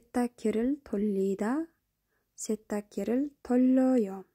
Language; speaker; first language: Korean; non-native, fluent; Kyrgyz